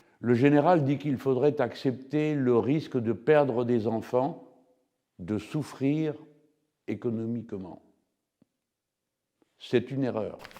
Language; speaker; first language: French; native; French